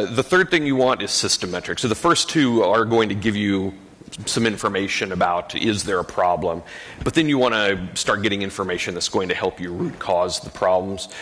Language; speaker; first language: English; native; English